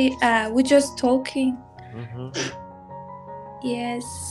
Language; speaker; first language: English; non-native, learner; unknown